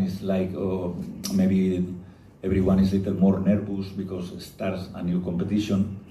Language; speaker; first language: English; non-native, fluent; Spanish